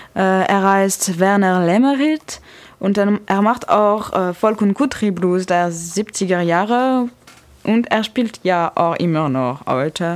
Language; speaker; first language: German; non-native, learner; French